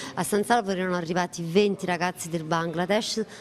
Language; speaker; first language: Italian; early bilingual, other home language; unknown